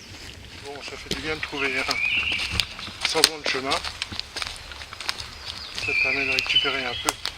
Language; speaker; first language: French; native; French